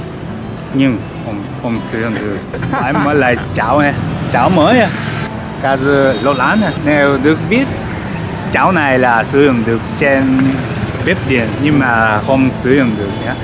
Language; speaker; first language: Vietnamese; non-native, learner; Japanese